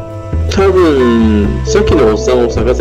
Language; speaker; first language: Japanese; non-native, learner; Chinese